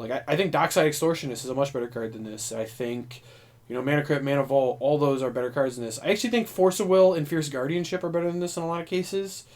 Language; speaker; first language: English; native; English